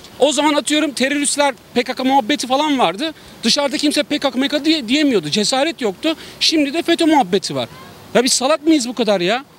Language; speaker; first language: Turkish; native; Turkish